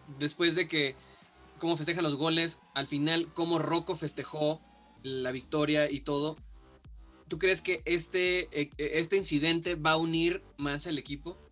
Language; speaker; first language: Spanish; native; Spanish